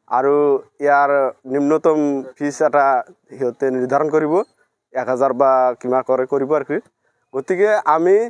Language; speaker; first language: Assamese; non-native, local second language; Bangla